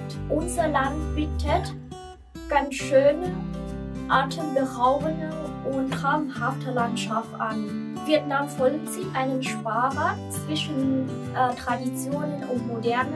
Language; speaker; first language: German; non-native, learner; Vietnamese